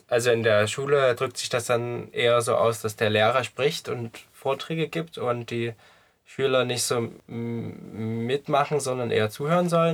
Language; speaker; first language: German; native; German